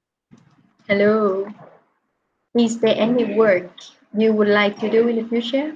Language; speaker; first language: English; non-native, fluent; Vietnamese